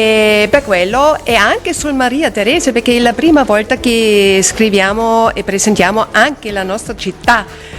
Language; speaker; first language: Italian; non-native, fluent; German